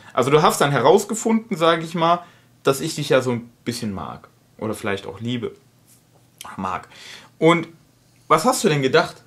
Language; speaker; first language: German; native; German